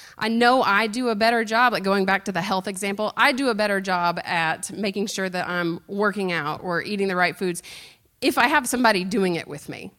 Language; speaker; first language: English; native; English